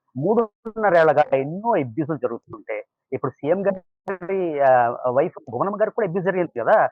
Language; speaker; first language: Telugu; native; Telugu